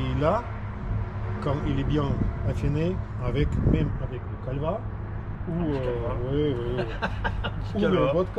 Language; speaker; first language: French; non-native, learner; Russian